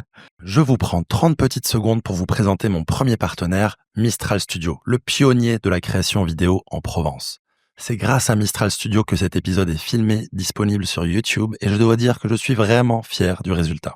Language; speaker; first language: French; native; French